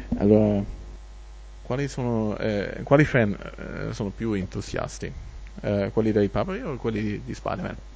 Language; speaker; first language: Italian; non-native, fluent; German